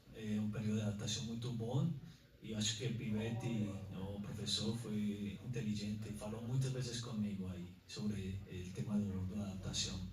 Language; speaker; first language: Portuguese; non-native, learner; Spanish